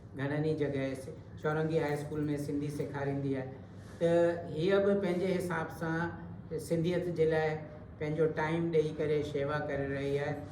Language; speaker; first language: Sindhi; early bilingual, heritage; Sindhi